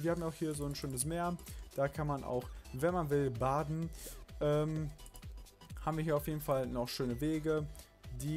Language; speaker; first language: German; native; German